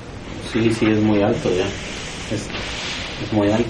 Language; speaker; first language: Spanish; native; Spanish